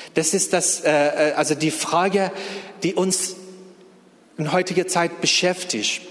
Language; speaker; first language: German; non-native, fluent; Persian